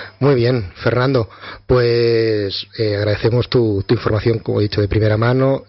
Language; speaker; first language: Spanish; native; Spanish